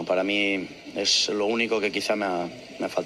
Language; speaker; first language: Spanish; native; Spanish